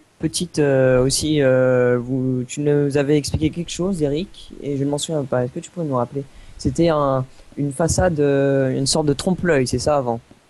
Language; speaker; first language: French; native; French